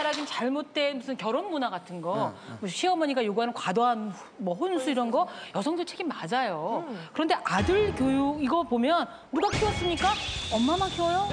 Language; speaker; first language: Korean; native; Korean